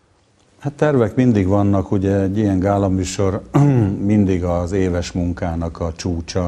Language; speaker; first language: Hungarian; native; Hungarian